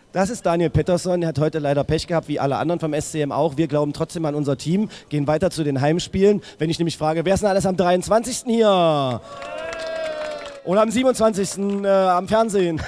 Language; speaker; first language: German; native; German